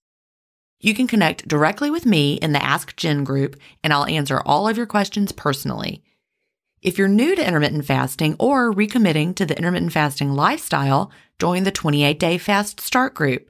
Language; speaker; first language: English; native; English